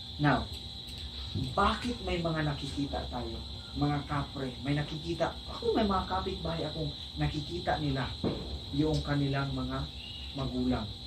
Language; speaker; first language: Filipino; non-native, local second language; Cebuano